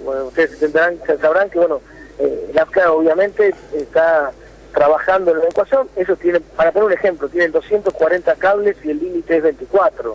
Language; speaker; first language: Spanish; native; Spanish